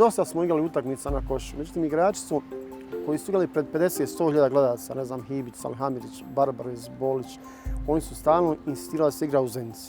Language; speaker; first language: Bosnian; native; Bosnian